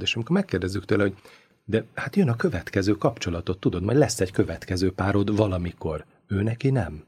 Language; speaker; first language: Hungarian; native; Hungarian